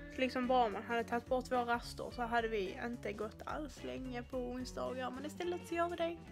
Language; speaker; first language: Swedish; native; Swedish